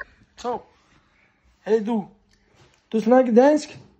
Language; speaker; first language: Danish; non-native, learner; Serbian